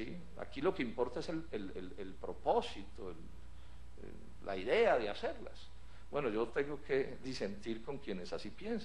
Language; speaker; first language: Spanish; native; Spanish